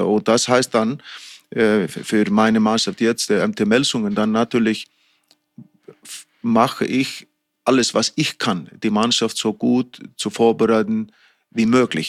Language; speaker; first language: German; non-native, fluent; Icelandic